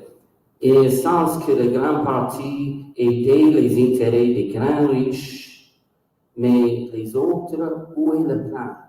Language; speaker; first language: French; non-native, local second language; English